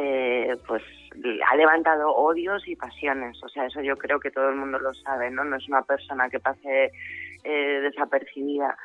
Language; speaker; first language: Spanish; native; Spanish